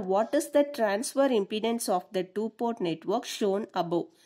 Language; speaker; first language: English; non-native, local second language; Tamil